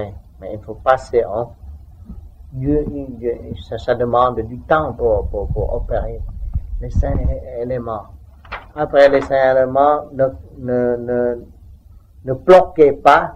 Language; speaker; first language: French; non-native, learner; Vietnamese